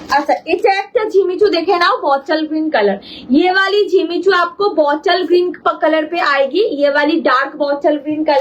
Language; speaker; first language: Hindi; non-native, local second language; Bangla